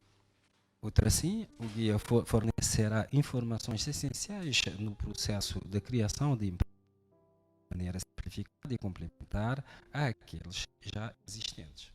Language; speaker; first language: Portuguese; non-native, fluent; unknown